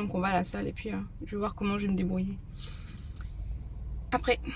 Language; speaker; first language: French; native; French